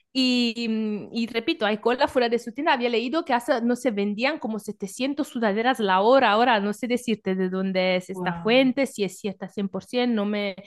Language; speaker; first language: Spanish; non-native, fluent; Italian